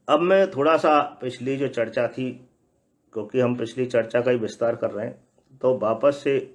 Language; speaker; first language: Hindi; native; Hindi